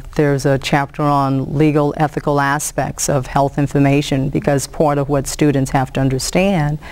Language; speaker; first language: English; native; English